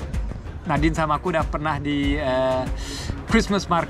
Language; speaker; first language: Indonesian; early bilingual, heritage; German